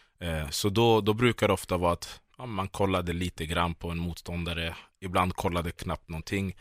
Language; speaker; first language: Swedish; early bilingual, other home language; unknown